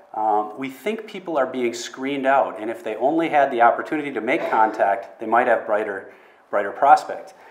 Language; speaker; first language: English; native; English